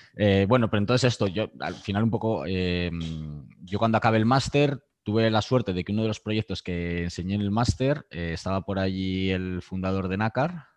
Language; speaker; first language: Spanish; native; Spanish